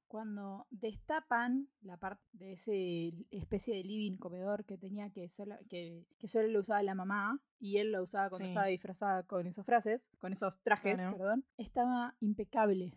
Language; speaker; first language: Spanish; native; Spanish